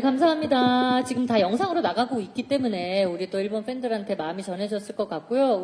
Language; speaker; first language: Korean; native; Korean